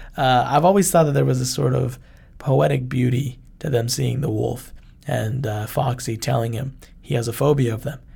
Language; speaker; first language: English; early bilingual, other home language; Spanish